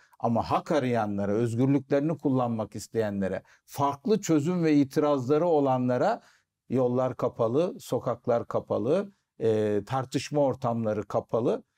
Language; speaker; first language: Turkish; native; Turkish